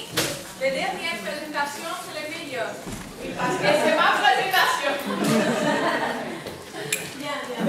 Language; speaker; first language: French; non-native, learner; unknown